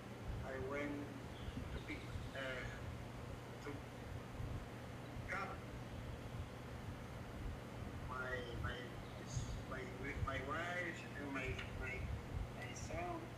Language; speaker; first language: English; non-native, learner; Spanish